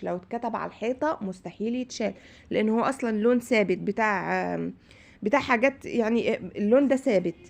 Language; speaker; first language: Arabic; native; Arabic